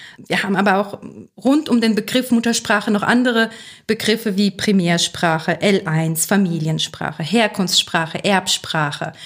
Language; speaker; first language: German; early bilingual, other home language; Russian